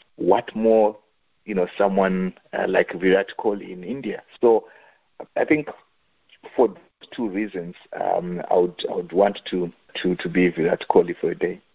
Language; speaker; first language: English; non-native, local second language; Shona